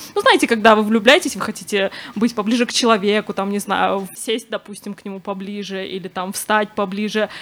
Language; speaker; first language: Russian; native; Russian